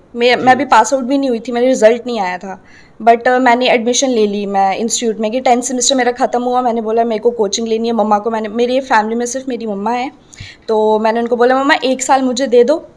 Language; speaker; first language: Hindi; native; Hindi